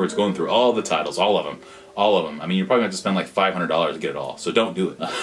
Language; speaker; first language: English; native; English